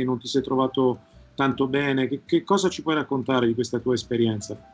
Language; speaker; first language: Italian; native; Italian